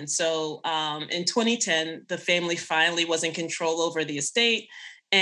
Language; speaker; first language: English; native; English